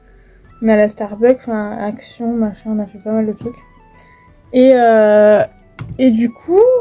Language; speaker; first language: French; native; French